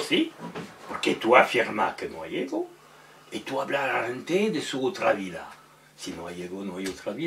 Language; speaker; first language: Spanish; non-native, learner; French